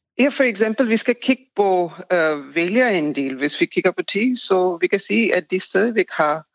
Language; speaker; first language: Danish; non-native, fluent; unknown